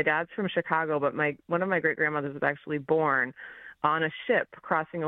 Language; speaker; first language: English; native; English